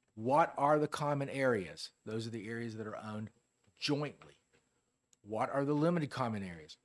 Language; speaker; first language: English; native; English